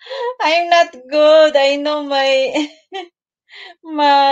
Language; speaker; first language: English; non-native, learner; Filipino